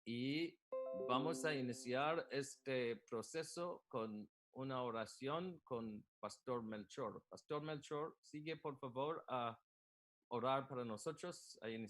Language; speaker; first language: Spanish; non-native, learner; English